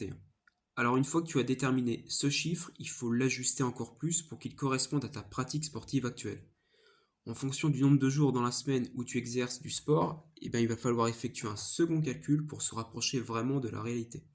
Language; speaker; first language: French; native; French